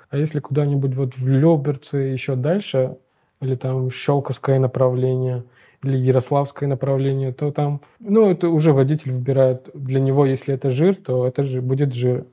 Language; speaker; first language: Russian; non-native, local second language; Uzbek